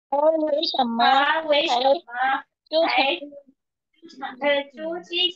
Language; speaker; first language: Chinese; non-native, learner; Urdu